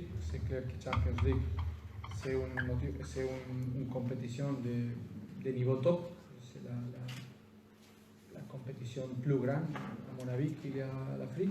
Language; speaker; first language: French; non-native, fluent; Spanish